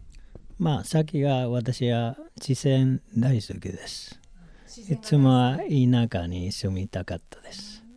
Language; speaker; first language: Japanese; non-native, learner; Spanish